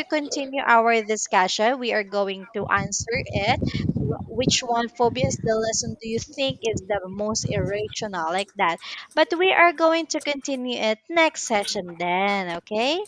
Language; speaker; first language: English; non-native, local second language; Filipino